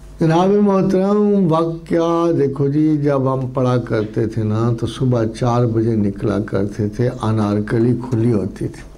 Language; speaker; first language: Urdu; non-native, local second language; Punjabi